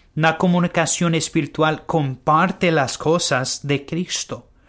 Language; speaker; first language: Spanish; non-native, learner; English